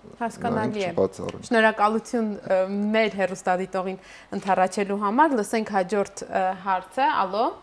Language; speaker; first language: Armenian; native; Armenian